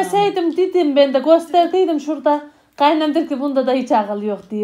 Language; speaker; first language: Turkish; native; Turkish